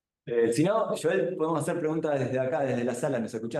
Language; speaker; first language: Spanish; native; Spanish